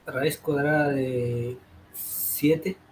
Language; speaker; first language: Spanish; native; Spanish